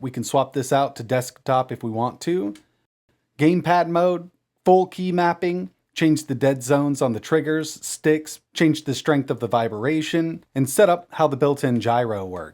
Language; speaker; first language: English; native; English